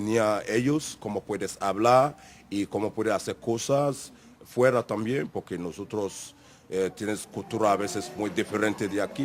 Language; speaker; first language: Spanish; non-native, learner; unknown